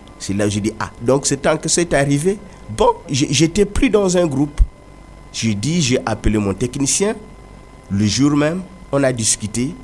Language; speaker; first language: French; non-native, local second language; Kongo